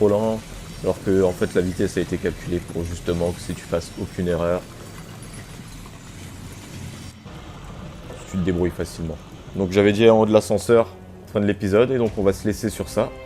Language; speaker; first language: French; native; French